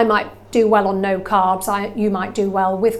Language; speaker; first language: English; native; English